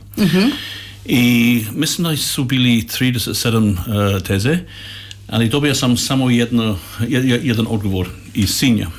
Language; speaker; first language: Croatian; non-native, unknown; English